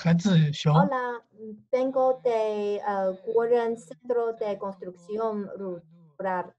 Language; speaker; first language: Spanish; non-native, learner; Chinese